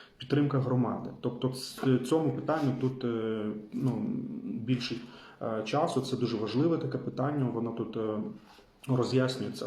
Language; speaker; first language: Ukrainian; non-native, local second language; Russian